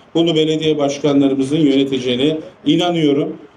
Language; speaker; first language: Turkish; native; Turkish